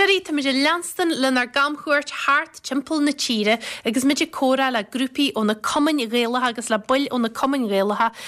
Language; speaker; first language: Irish; native; Irish